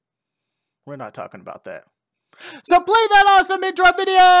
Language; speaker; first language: English; native; English